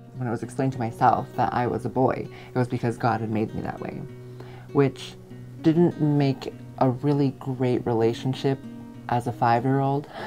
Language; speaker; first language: English; native; English